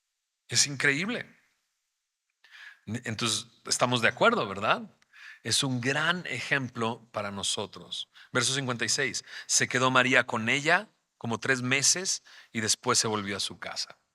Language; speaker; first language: Spanish; native; Spanish